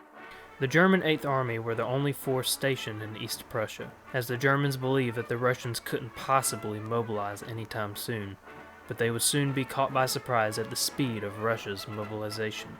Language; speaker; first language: English; native; English